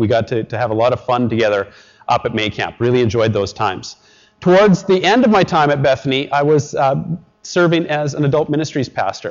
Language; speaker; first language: English; native; English